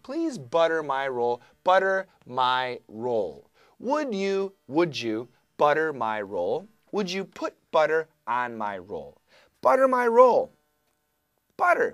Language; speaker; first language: English; native; English